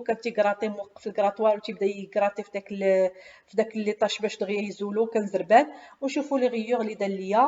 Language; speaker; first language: Arabic; native; Arabic